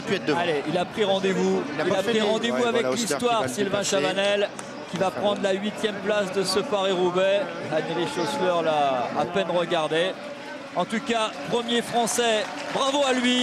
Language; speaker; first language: French; native; French